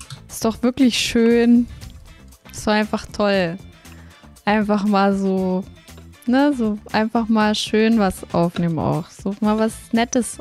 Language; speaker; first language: German; native; German